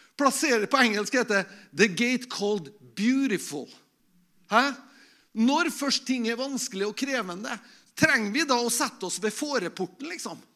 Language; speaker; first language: Norwegian; native; Norwegian